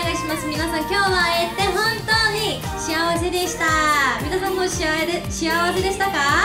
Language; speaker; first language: Japanese; non-native, learner; Korean